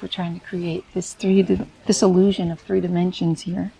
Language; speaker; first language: English; native; English